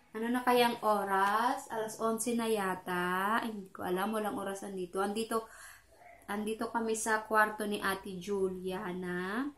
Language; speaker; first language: Filipino; non-native, local second language; Cebuano